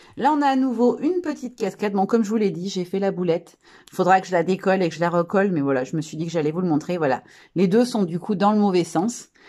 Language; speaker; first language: French; native; French